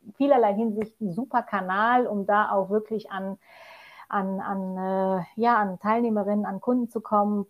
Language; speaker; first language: German; non-native, fluent; Polish